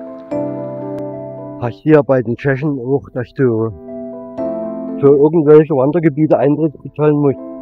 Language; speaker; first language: German; native; German